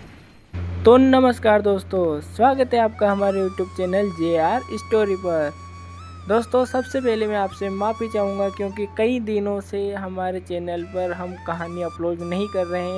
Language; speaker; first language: Hindi; native; Hindi